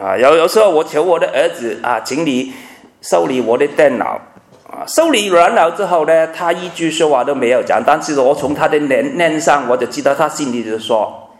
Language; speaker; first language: Chinese; non-native, local second language; Cantonese